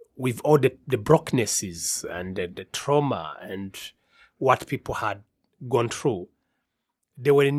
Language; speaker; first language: English; non-native, local second language; Kinyarwanda